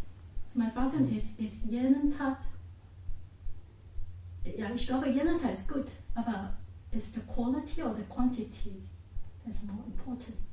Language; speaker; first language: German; non-native, learner; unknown